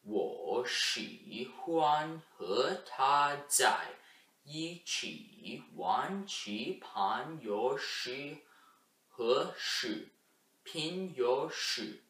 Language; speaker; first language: Chinese; non-native, learner; English